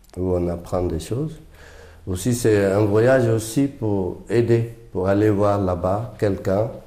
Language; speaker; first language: French; non-native, local second language; Fula